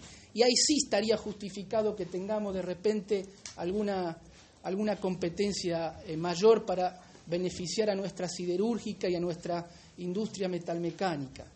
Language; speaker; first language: Spanish; native; Spanish